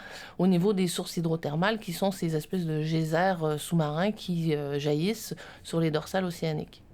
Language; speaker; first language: French; native; French